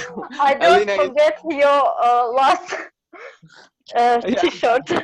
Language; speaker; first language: English; non-native, learner; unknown